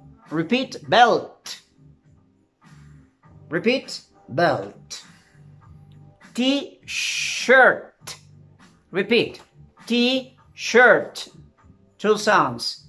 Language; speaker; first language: English; non-native, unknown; Spanish